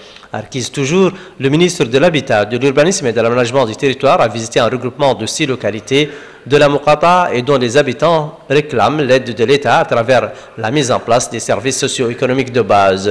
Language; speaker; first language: French; non-native, local second language; Arabic